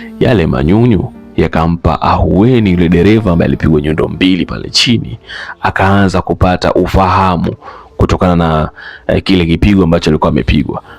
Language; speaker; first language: Swahili; native; Swahili